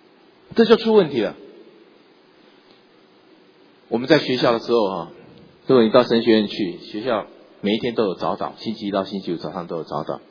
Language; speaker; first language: Chinese; native; Chinese